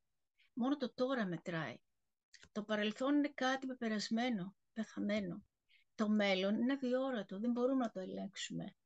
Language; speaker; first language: Greek; native; Greek